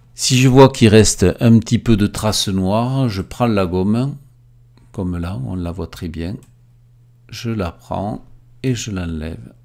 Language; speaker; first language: French; native; French